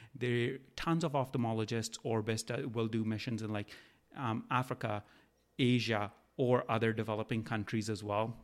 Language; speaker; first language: English; non-native, local second language; Punjabi